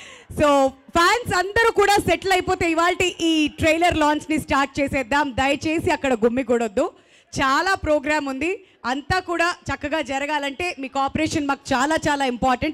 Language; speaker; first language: Telugu; native; Telugu